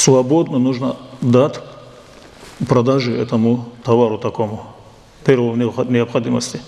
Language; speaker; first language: Russian; non-native, local second language; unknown